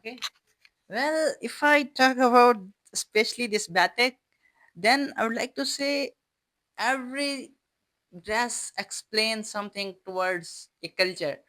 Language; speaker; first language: English; non-native, fluent; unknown